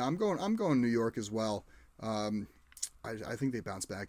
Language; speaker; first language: English; native; English